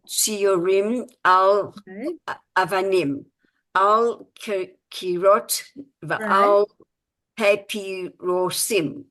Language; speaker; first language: Hebrew; non-native, learner; English